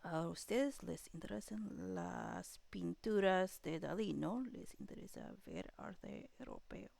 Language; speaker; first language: Spanish; non-native, learner; English